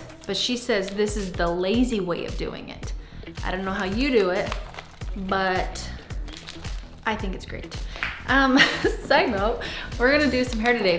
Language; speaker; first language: English; native; English